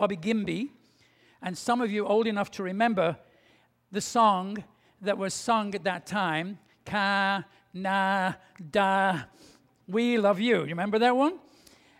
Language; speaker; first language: English; native; English